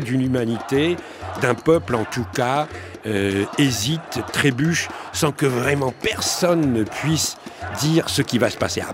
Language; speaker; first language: French; native; French